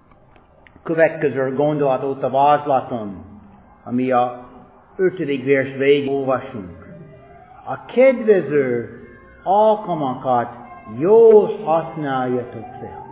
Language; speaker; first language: Hungarian; non-native, fluent; English